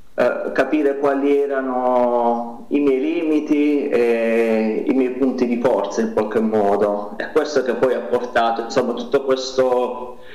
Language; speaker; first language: Italian; native; Italian